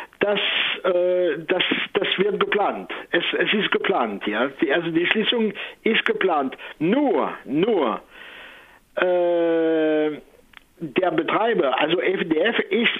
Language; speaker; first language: German; non-native, local second language; French